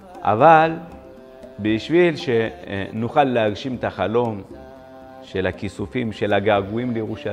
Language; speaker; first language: Hebrew; non-native, fluent; Amharic